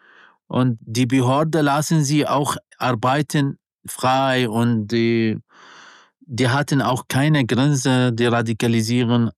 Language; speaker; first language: German; non-native, learner; Arabic